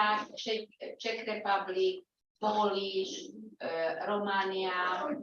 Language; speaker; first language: English; non-native, learner; Slovak